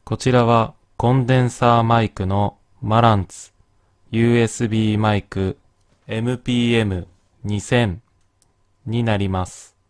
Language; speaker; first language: Japanese; native; Japanese